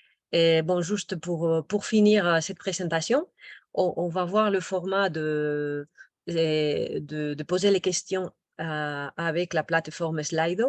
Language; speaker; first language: French; non-native, local second language; Spanish